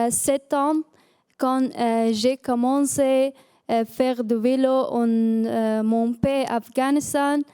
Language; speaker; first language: French; non-native, learner; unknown